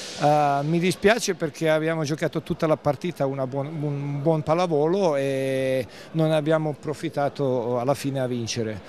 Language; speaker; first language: Italian; non-native, learner; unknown